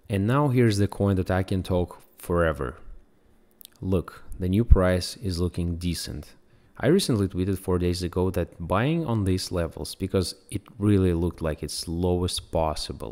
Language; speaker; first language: English; non-native, fluent; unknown